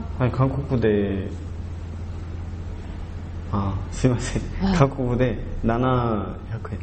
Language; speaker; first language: Japanese; non-native, learner; Korean